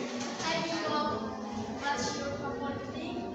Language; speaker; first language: English; non-native, learner; Indonesian